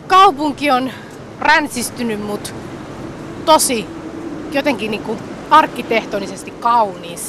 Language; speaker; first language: Finnish; early bilingual, other home language; Somali